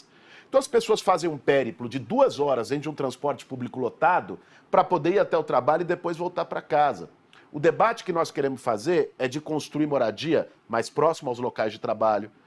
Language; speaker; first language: Portuguese; native; Portuguese